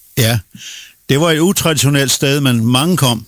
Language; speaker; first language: Danish; non-native, local second language; Faroese